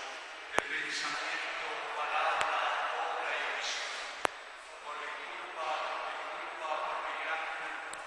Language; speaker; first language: Spanish; native; Spanish